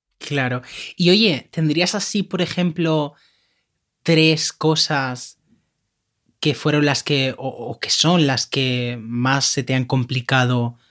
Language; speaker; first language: Spanish; native; Spanish